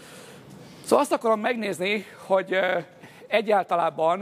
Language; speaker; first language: Hungarian; native; Hungarian